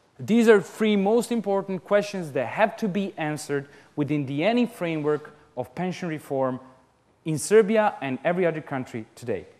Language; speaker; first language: English; non-native, fluent; Serbian